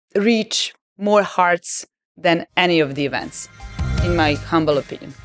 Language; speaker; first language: English; non-native, fluent; Serbian